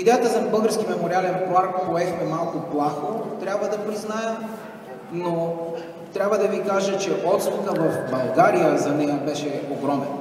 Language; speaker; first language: Bulgarian; native; Bulgarian